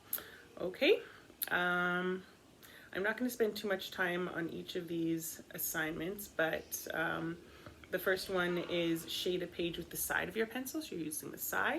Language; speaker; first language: English; native; English